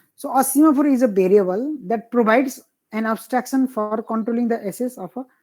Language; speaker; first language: English; non-native, local second language; Nepali